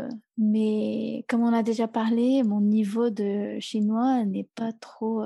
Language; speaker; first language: French; non-native, fluent; English